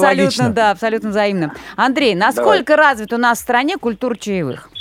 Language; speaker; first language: Russian; native; Russian